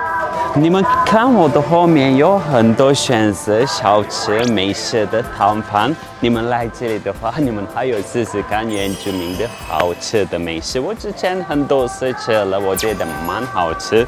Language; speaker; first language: Chinese; non-native, fluent; Turkish